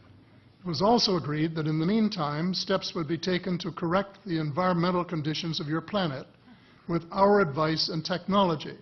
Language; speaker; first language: English; native; English